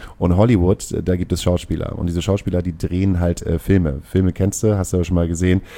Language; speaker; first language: German; native; German